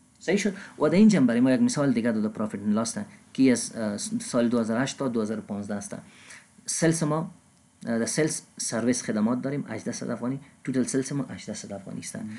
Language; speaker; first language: Persian; non-native, local second language; Pashto